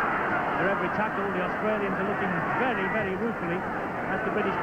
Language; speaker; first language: English; native; English